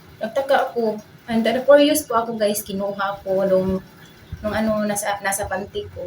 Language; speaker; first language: Filipino; non-native, local second language; Cebuano